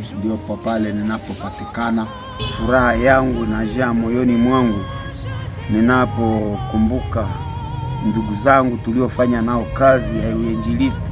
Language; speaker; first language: Swahili; non-native, local second language; Nande